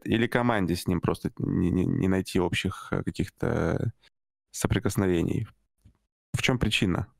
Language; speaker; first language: Russian; native; Russian